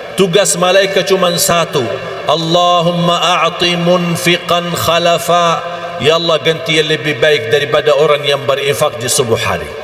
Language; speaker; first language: Malay; non-native, fluent; Arabic